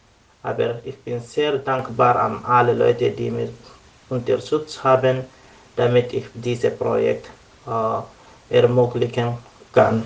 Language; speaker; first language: German; non-native, learner; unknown